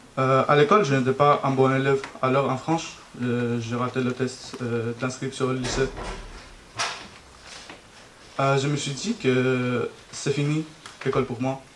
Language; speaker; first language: French; non-native, learner; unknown